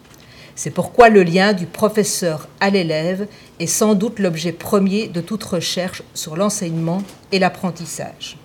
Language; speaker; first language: French; native; French